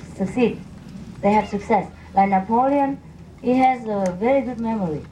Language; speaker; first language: English; non-native, fluent; Vietnamese